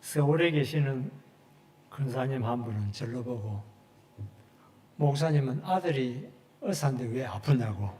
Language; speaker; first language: Korean; native; Korean